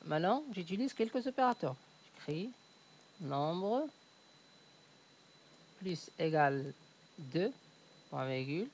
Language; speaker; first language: French; native; French